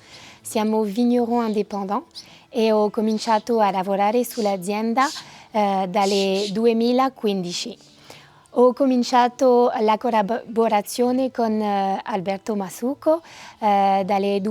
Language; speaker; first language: Italian; non-native, fluent; French